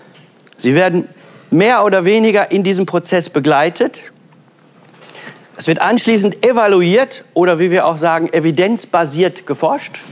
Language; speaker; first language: German; native; German